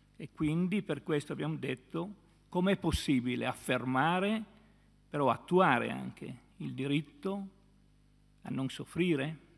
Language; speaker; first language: Italian; native; Italian